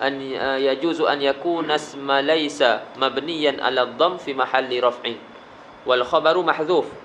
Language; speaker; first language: Arabic; non-native, fluent; Malay